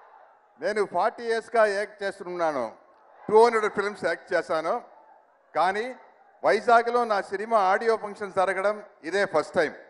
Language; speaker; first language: Telugu; non-native, learner; Tamil